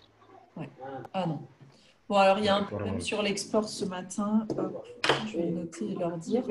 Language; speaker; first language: French; native; French